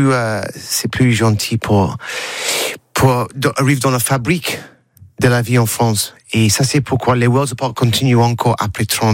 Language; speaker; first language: French; non-native, learner; English